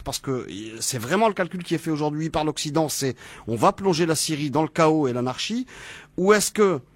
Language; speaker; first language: French; native; French